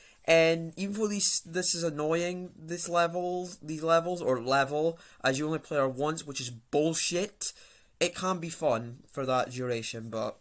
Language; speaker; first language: English; native; English